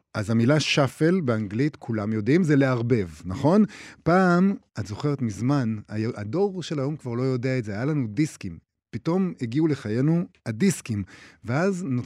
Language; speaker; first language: Hebrew; native; Hebrew